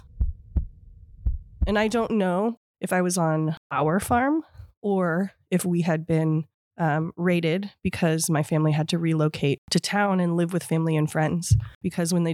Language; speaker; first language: English; native; English